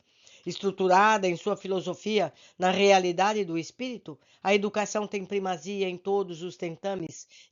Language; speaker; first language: Portuguese; native; Portuguese